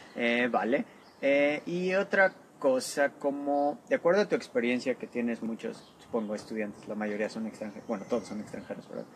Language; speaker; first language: Spanish; native; Spanish